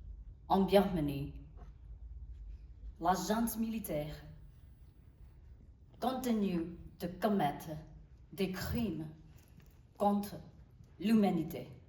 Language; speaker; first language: French; non-native, learner; Burmese